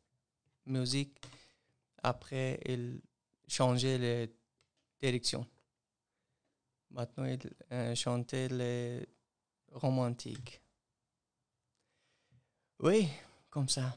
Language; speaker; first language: French; non-native, learner; Persian